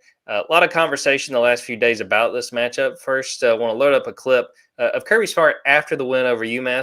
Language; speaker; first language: English; native; English